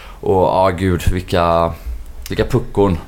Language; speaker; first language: Swedish; native; Swedish